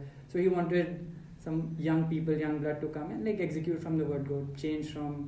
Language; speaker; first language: English; non-native, local second language; Hindi